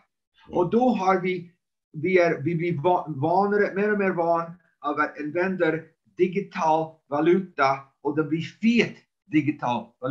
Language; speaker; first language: Swedish; non-native, fluent; English